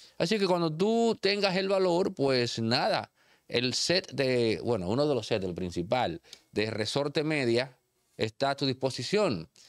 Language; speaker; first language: Spanish; native; Spanish